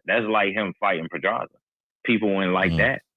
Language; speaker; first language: English; native; English